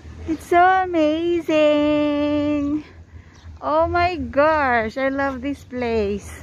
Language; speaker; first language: English; non-native, local second language; Filipino